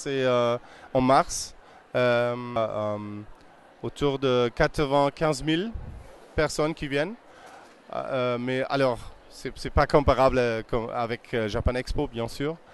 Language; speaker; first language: French; non-native, fluent; German